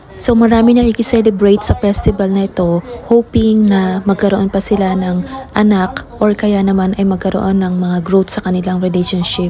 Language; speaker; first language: Filipino; native; Filipino